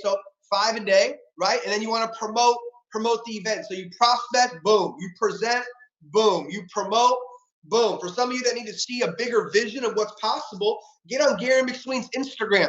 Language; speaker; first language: English; native; English